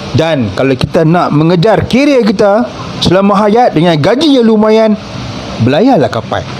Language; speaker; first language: Malay; native; Malay